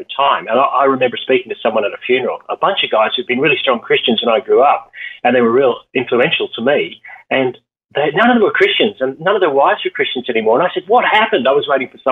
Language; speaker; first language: English; native; English